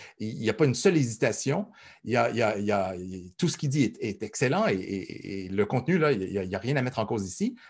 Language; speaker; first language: French; native; French